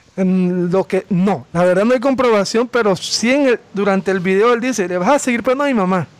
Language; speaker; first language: Spanish; native; Spanish